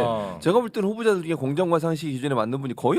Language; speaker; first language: Korean; native; Korean